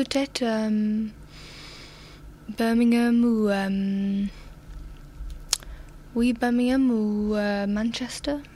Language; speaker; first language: French; non-native, learner; English